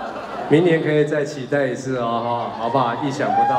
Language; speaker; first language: Chinese; native; Chinese